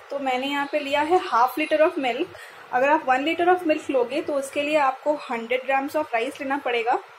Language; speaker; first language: Hindi; non-native, local second language; Bangla